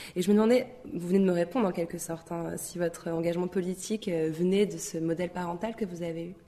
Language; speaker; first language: French; native; French